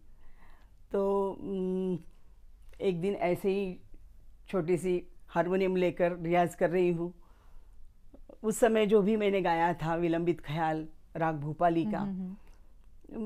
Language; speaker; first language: Hindi; native; Hindi